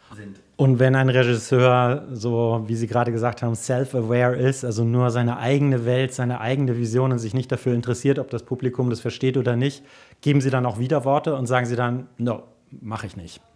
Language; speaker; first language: German; native; German